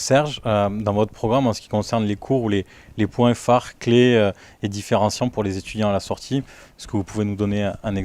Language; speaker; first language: French; native; French